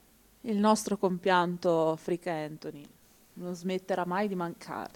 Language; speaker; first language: Italian; native; Italian